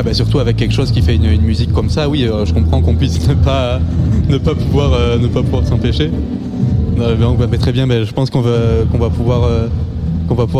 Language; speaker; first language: French; native; French